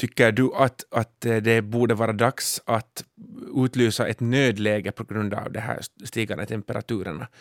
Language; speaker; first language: Swedish; native; Swedish